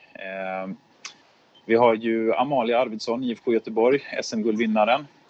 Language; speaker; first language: Swedish; native; Swedish